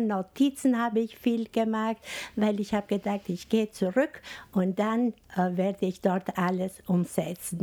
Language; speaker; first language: German; non-native, fluent; Albanian